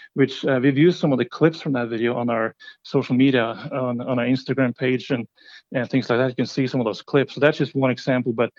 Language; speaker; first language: English; non-native, fluent; Norwegian